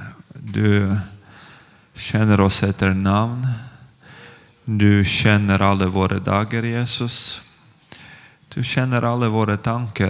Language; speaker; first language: Norwegian; non-native, fluent; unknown